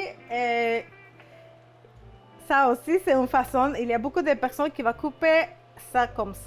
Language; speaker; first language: French; non-native, fluent; Spanish